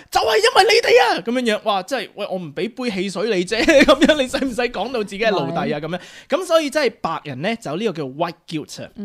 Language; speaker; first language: Cantonese; native; Cantonese